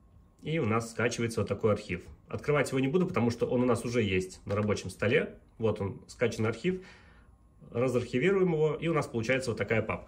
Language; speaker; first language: Russian; native; Russian